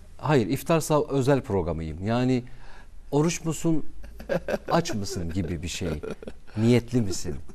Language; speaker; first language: Turkish; non-native, local second language; Kurdish